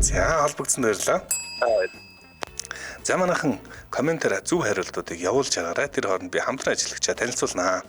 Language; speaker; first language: Mongolian; native; Mongolian